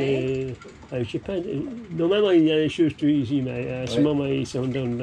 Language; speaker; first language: French; non-native, learner; English